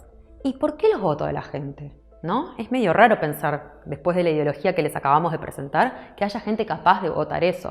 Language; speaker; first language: Spanish; native; Spanish